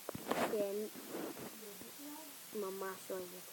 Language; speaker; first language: Hebrew; native; Hebrew